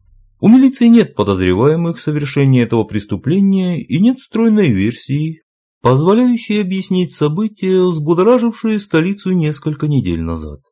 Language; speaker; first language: Russian; native; Russian